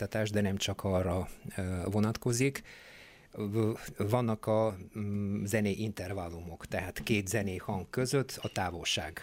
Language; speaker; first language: Hungarian; non-native, fluent; Bulgarian